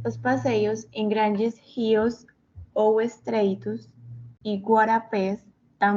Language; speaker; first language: Portuguese; non-native, learner; Spanish